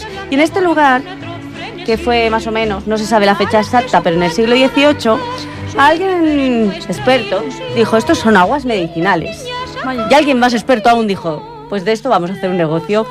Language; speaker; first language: Spanish; native; Spanish